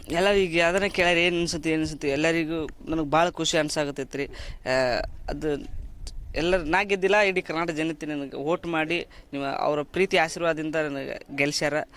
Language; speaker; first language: Kannada; non-native, local second language; Lambadi